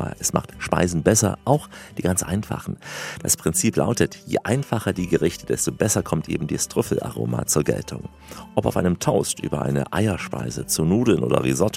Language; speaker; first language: German; native; German